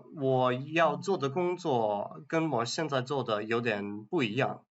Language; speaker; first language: Chinese; non-native, learner; English